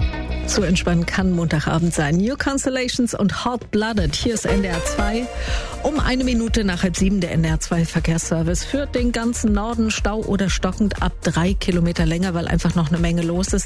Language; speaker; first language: German; native; German